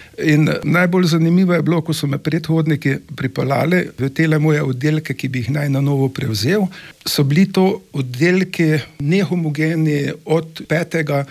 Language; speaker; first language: Slovenian; native; Slovenian